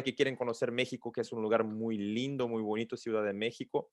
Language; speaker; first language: Spanish; non-native, learner; Portuguese